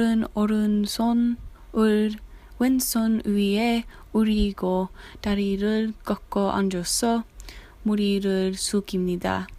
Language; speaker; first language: Korean; non-native, learner; English